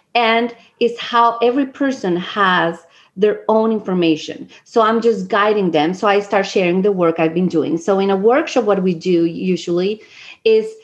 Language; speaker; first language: English; non-native, fluent; Spanish